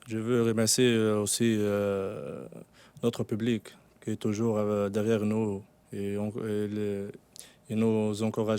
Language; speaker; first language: French; non-native, local second language; Arabic